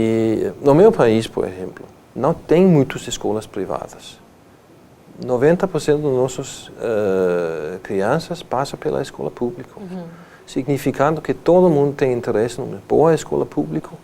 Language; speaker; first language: Portuguese; non-native, fluent; Danish